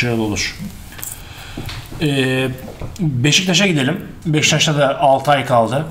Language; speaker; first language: Turkish; native; Turkish